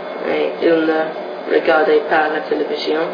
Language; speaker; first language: French; non-native, learner; English